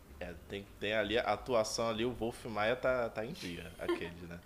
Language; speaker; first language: Portuguese; native; Portuguese